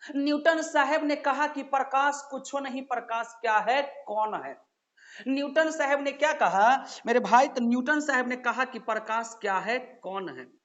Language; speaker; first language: Hindi; native; Hindi